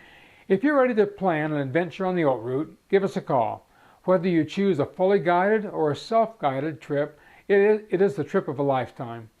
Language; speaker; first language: English; native; English